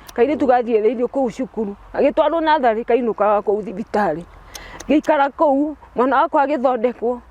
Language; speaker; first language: Kikuyu; non-native, local second language; Turkish